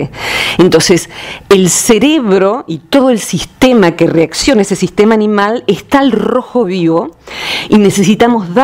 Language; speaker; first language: Spanish; native; Spanish